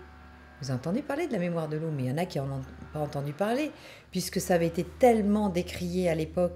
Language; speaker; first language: French; native; French